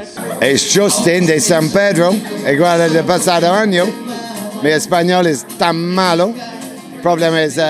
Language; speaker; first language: Spanish; non-native, learner; English